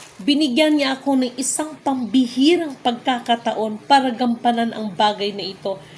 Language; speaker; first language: Filipino; non-native, local second language; Cebuano